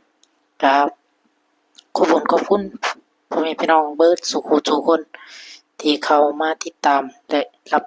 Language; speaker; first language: Thai; non-native, local second language; Northeastern Thai